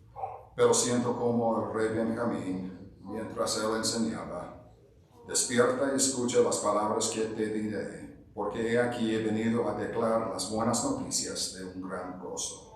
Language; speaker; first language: Spanish; non-native, fluent; English